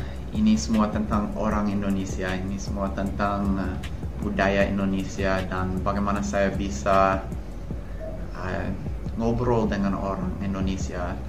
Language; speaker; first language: Indonesian; non-native, fluent; English